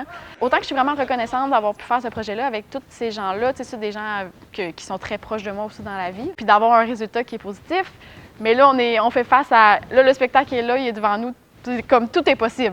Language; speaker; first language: French; native; French